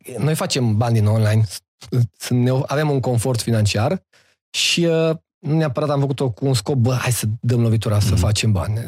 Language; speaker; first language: Romanian; native; Romanian